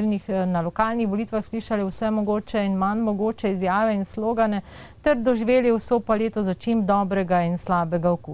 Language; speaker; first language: Slovenian; native; Slovenian